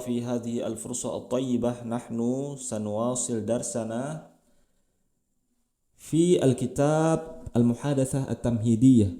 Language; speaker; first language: Arabic; non-native, fluent; Indonesian